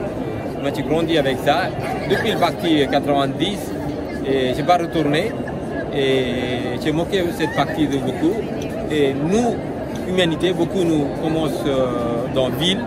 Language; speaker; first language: French; non-native, learner; Tamil